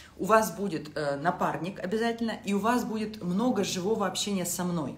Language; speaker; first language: Russian; native; Russian